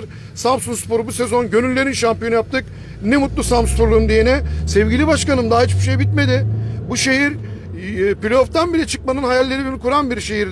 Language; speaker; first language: Turkish; native; Turkish